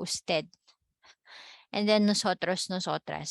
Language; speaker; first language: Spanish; non-native, fluent; Filipino